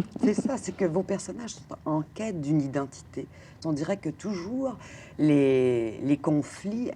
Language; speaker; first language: French; native; French